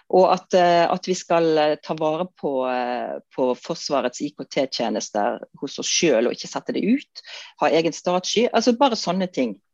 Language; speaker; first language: Norwegian; native; Norwegian